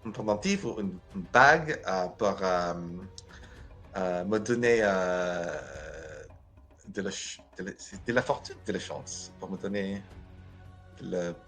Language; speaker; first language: French; non-native, learner; English